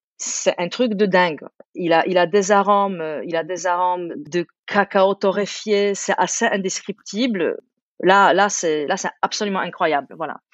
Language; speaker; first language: French; non-native, fluent; Polish